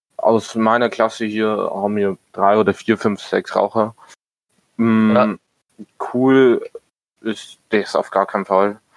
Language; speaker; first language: German; native; German